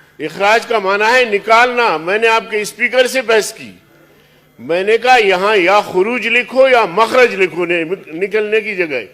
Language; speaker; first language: Urdu; non-native, local second language; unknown